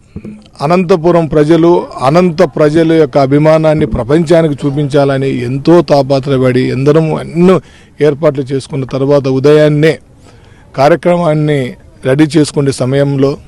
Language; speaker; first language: Telugu; native; Telugu